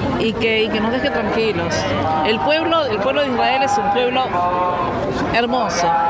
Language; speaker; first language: Spanish; early bilingual, heritage; Spanish